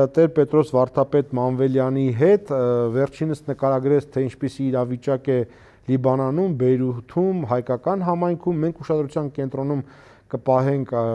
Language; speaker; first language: Armenian; native; Armenian